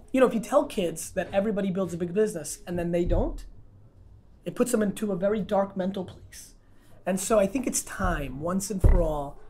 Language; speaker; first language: English; non-native, fluent; Russian